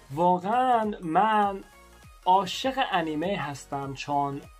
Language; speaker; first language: Persian; early bilingual, other home language; English